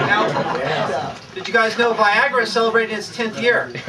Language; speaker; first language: English; native; English